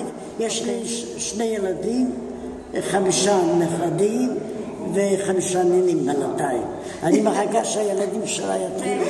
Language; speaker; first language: Hebrew; non-native, fluent; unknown